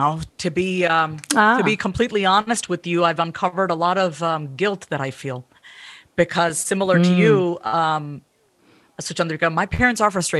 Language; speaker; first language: English; native; English